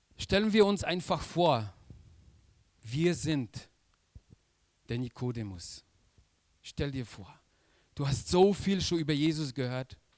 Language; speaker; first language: German; non-native, fluent; Polish